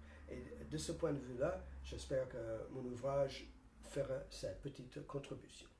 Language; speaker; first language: French; non-native, fluent; English